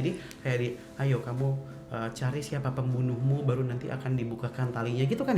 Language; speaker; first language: Indonesian; native; Indonesian